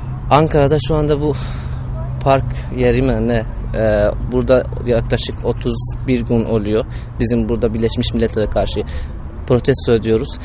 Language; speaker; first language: Turkish; non-native, fluent; Persian